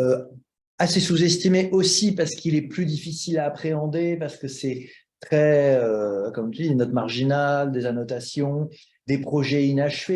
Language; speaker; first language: French; native; French